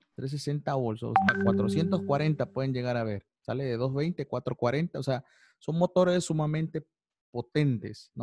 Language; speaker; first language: Spanish; native; Spanish